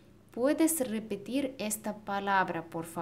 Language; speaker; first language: Spanish; non-native, fluent; Russian